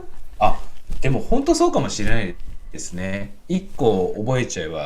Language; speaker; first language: Japanese; native; Japanese